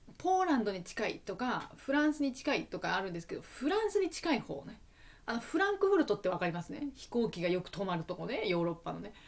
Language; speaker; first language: Japanese; native; Japanese